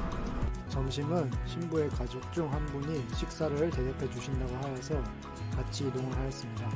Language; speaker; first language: Korean; native; Korean